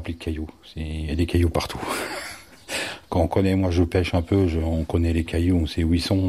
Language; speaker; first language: French; native; French